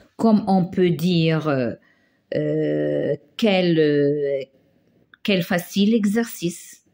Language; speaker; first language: French; non-native, local second language; Arabic